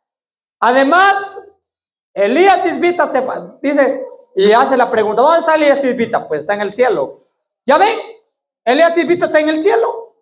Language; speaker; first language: Spanish; native; Spanish